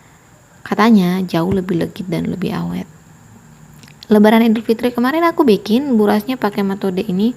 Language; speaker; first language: Indonesian; native; Indonesian